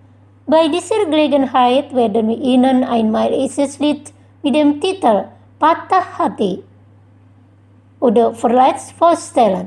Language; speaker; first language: German; non-native, fluent; Indonesian